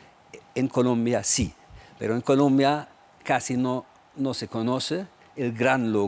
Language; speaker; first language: Spanish; non-native, fluent; German